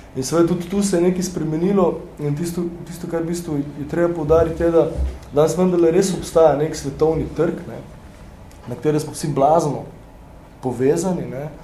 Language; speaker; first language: Slovenian; native; Slovenian